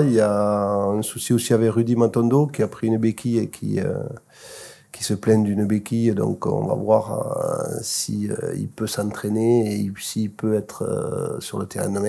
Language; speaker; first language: French; native; French